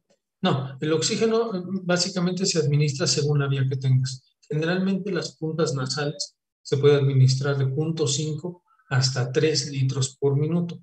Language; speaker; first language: Spanish; native; Spanish